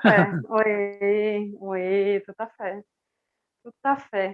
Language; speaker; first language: French; non-native, fluent; Portuguese